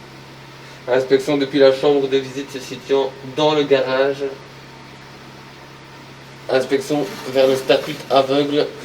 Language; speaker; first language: French; native; French